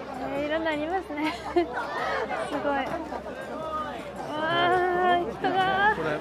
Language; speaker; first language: Japanese; non-native, fluent; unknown